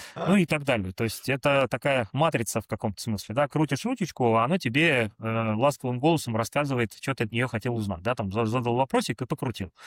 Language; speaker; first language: Russian; native; Russian